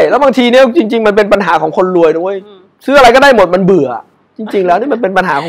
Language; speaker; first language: Thai; native; Thai